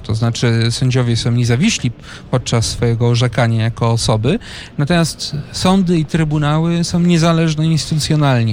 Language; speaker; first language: Polish; native; Polish